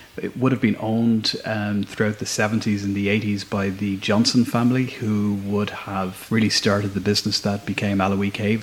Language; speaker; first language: English; native; English